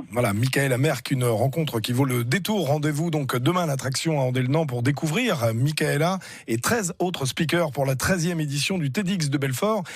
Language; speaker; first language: French; native; French